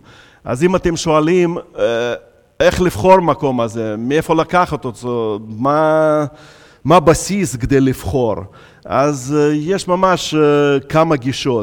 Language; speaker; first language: Hebrew; non-native, fluent; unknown